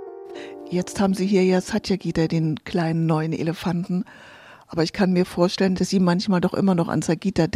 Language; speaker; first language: German; native; German